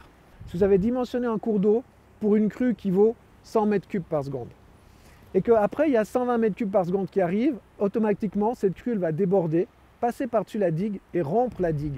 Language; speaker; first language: French; native; French